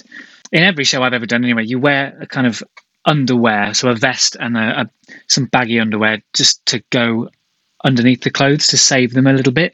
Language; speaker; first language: English; native; English